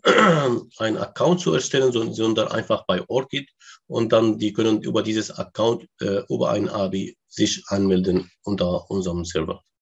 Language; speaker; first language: German; non-native, learner; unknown